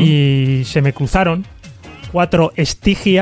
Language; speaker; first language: Spanish; native; Spanish